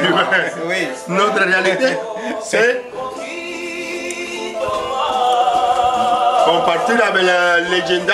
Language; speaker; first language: French; non-native, learner; Spanish